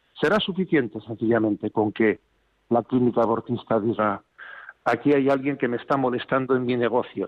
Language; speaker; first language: Spanish; native; Spanish